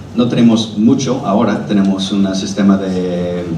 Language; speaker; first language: Spanish; non-native, learner; English